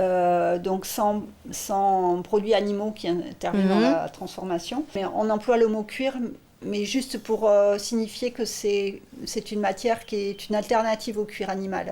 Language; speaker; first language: French; native; French